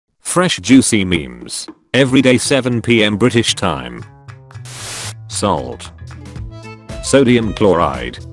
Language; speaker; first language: English; native; English